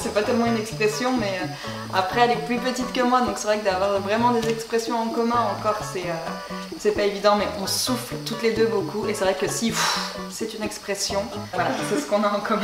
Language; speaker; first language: French; native; French